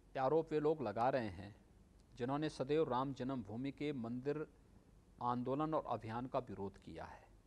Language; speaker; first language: Hindi; native; Hindi